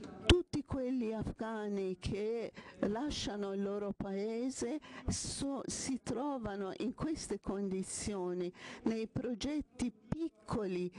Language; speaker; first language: Italian; non-native, fluent; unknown